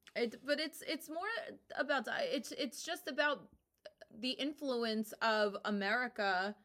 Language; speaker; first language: English; early bilingual, other home language; Italian